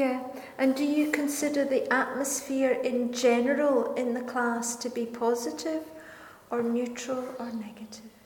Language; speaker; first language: English; non-native, fluent; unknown